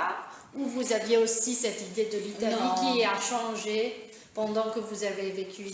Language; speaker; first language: French; non-native, fluent; Italian